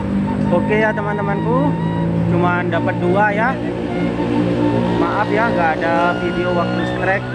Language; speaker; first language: Indonesian; non-native, local second language; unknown